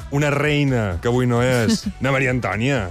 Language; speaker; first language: Catalan; native; Catalan